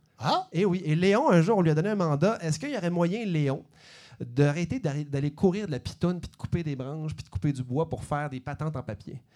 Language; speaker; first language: French; native; French